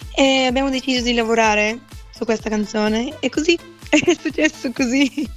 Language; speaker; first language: Italian; non-native, fluent; Bulgarian